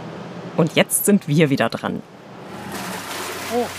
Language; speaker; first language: German; native; German